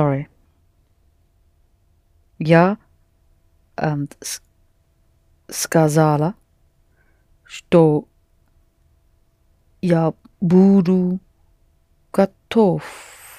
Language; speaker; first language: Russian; non-native, learner; English